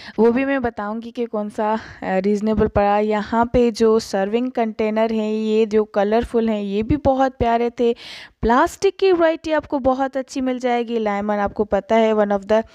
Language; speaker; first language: Urdu; native; Urdu